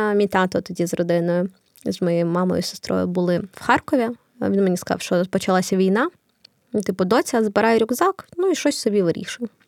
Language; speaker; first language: Ukrainian; non-native, local second language; Russian